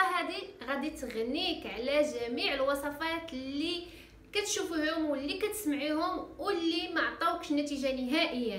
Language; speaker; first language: Arabic; native; Arabic